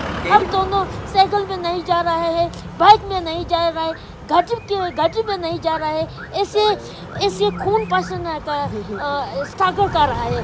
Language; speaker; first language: Hindi; non-native, local second language; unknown